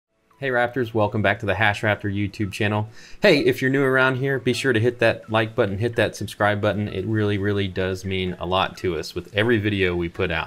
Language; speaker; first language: English; native; English